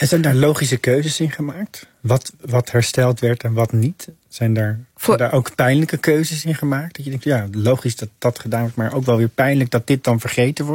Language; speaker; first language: Dutch; native; Dutch